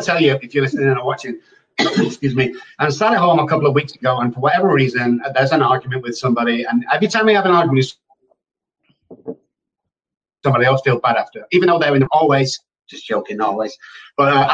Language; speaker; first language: English; native; English